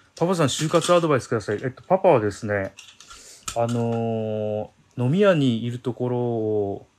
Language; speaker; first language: Japanese; native; Japanese